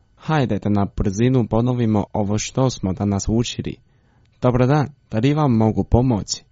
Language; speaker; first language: Croatian; non-native, fluent; Chinese